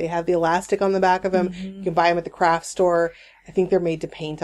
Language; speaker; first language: English; native; English